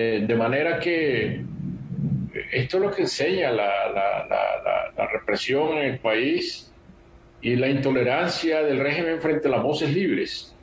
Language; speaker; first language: Spanish; native; Spanish